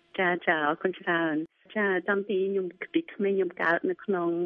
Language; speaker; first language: Khmer; early bilingual, heritage; Khmer